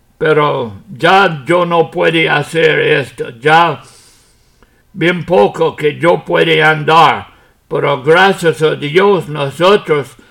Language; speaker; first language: Spanish; non-native, fluent; English